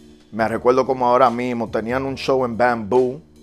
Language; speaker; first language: Spanish; early bilingual, heritage; Spanish